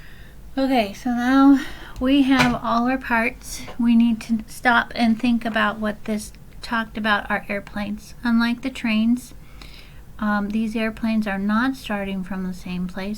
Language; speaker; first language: English; native; English